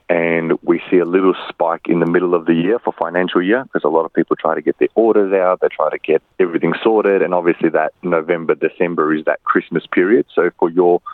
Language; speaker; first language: English; early bilingual, other home language; Macedonian